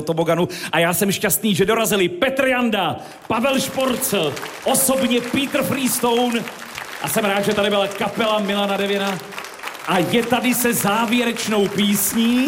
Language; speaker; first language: Czech; native; Czech